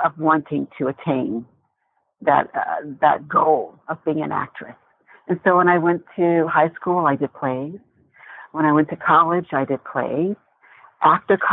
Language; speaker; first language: English; native; English